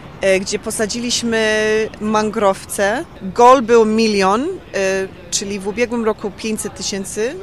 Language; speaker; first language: Polish; early bilingual, heritage; Polish